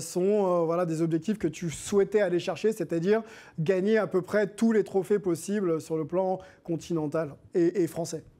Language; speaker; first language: French; native; French